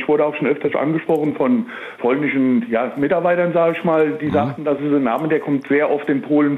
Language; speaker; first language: German; native; German